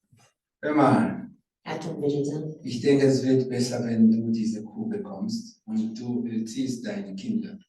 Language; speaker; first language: German; non-native, learner; Rundi